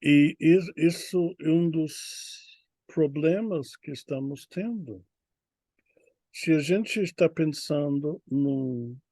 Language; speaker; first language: Portuguese; non-native, fluent; English